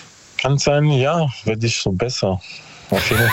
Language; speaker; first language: German; non-native, learner; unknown